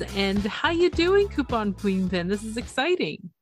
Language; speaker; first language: English; native; English